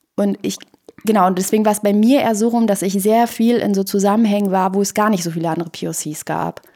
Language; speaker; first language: German; early bilingual, other home language; Persian